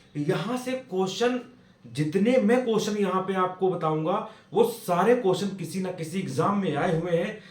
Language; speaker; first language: Hindi; native; Hindi